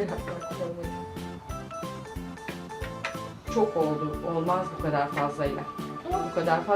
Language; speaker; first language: Turkish; native; Turkish